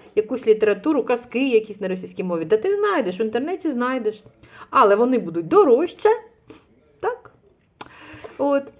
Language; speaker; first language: Ukrainian; non-native, local second language; Russian